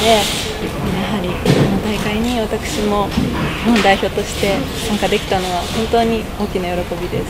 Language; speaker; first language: Japanese; native; Japanese